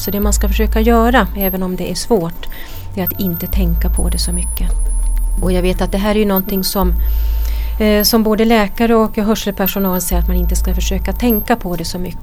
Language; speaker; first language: Swedish; native; Swedish